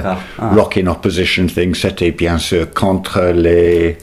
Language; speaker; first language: French; non-native, fluent; English